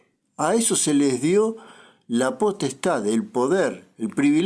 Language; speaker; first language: Spanish; native; Spanish